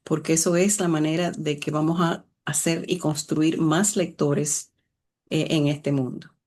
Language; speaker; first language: Spanish; early bilingual, other home language; English